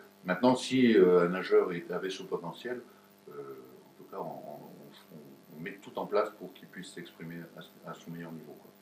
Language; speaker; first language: French; native; French